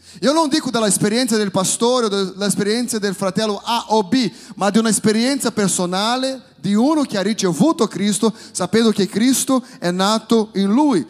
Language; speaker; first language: Italian; non-native, fluent; Portuguese